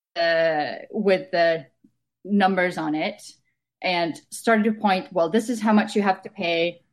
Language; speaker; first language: English; non-native, fluent; Estonian